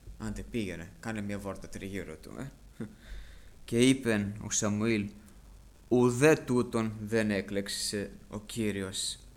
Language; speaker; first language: Greek; early bilingual, heritage; Greek